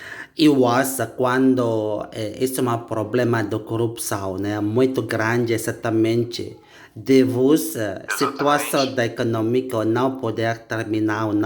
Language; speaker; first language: Portuguese; non-native, learner; Indonesian